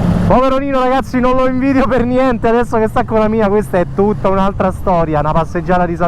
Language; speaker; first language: Italian; native; Italian